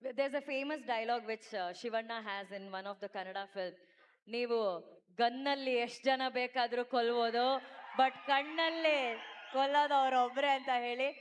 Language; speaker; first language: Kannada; native; Kannada